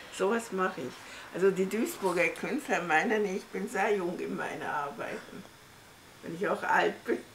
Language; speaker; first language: German; non-native, fluent; Hungarian